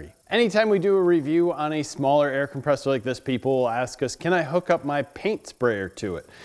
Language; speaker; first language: English; native; English